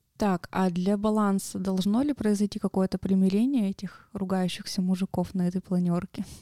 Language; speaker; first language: Russian; native; Russian